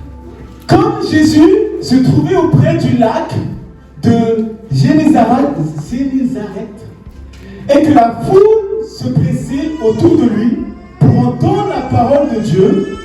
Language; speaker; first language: French; native; French